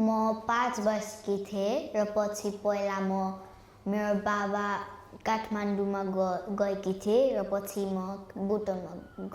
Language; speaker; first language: Nepali; early bilingual, heritage; Nepali